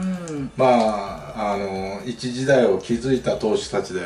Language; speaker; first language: Japanese; native; Japanese